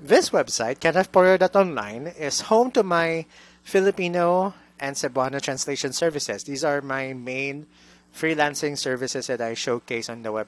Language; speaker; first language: English; non-native, local second language; Cebuano